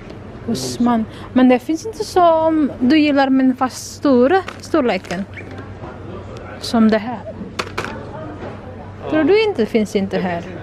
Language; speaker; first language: Swedish; non-native, learner; Indonesian